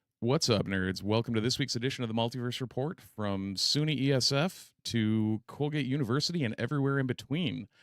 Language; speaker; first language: English; native; English